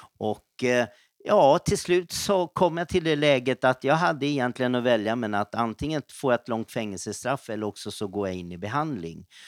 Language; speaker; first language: Swedish; native; Swedish